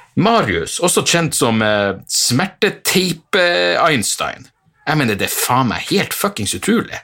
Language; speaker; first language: Norwegian; native; Norwegian